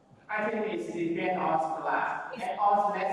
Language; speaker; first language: English; non-native, learner; Vietnamese